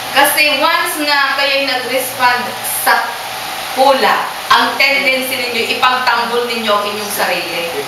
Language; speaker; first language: Filipino; native; Filipino